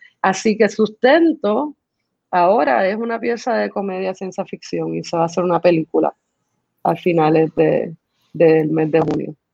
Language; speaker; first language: Spanish; early bilingual, other home language; English